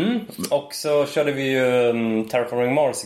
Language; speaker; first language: Swedish; native; Swedish